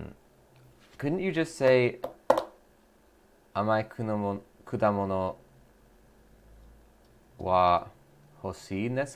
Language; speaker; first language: Japanese; non-native, learner; English